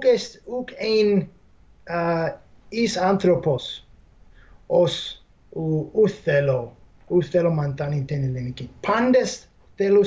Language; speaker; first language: Greek; non-native, fluent; English